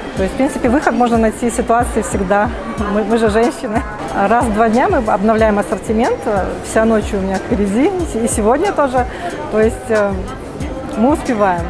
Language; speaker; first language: Russian; native; Russian